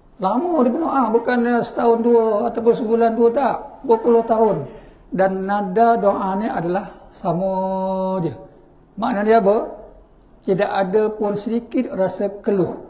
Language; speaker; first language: Malay; native; Malay